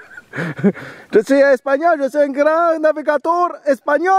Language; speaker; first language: French; native; French